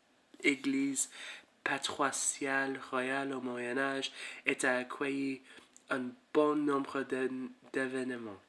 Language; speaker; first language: French; non-native, learner; English